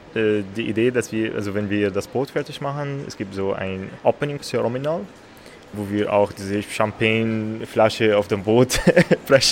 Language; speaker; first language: German; non-native, learner; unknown